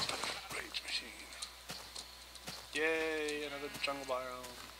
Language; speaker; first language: English; native; English